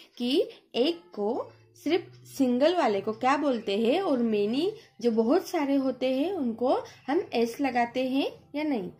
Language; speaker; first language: Hindi; non-native, local second language; Marathi